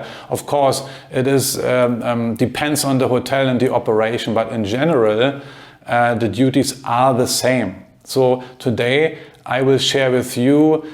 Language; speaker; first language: English; non-native, fluent; German